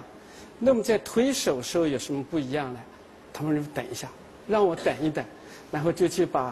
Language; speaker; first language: Chinese; native; Chinese